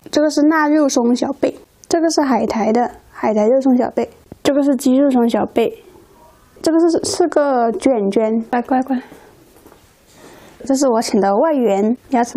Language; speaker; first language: Chinese; native; Chinese